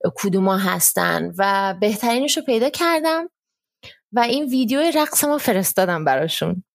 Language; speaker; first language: Persian; early bilingual, heritage; Persian